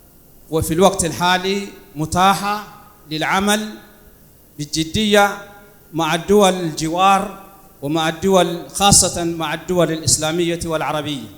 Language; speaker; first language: Arabic; non-native, fluent; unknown